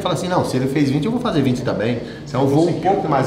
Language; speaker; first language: Portuguese; native; Portuguese